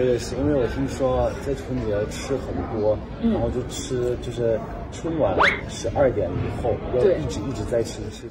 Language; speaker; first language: Chinese; non-native, fluent; Thai